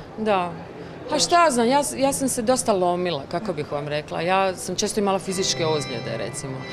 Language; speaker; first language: Croatian; native; Croatian